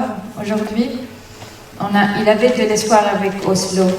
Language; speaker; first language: French; non-native, fluent; Arabic